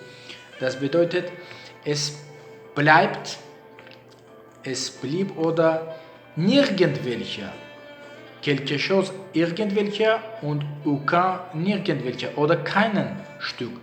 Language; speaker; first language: German; non-native, learner; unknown